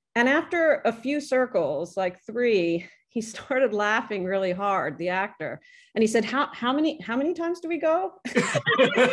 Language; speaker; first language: English; native; English